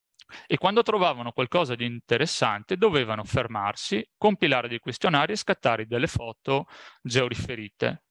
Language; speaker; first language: Italian; native; Italian